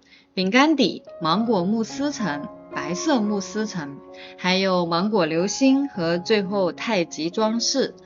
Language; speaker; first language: Chinese; native; Chinese